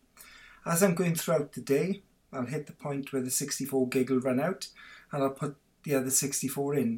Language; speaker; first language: English; native; English